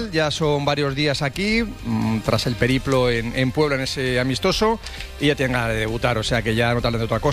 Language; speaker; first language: Spanish; native; Spanish